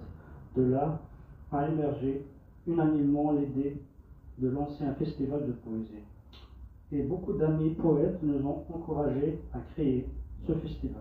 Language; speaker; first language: French; non-native, local second language; Kabyle